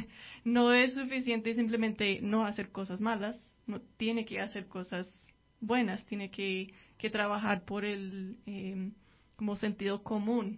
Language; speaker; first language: Spanish; non-native, fluent; English